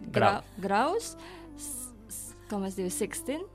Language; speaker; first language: Catalan; non-native, learner; Indonesian